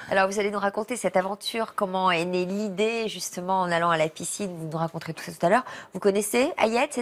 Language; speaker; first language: French; native; French